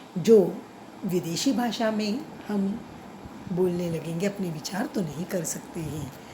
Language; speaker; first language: Hindi; non-native, local second language; Marathi